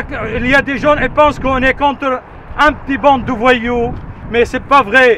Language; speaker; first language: French; non-native, fluent; Arabic